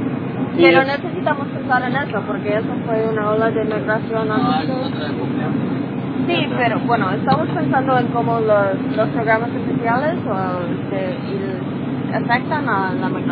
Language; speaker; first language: Spanish; non-native, learner; English